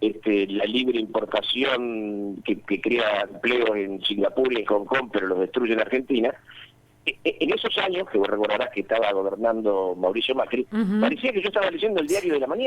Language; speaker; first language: Spanish; native; Spanish